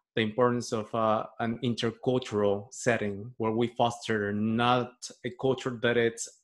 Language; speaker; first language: English; non-native, fluent; Spanish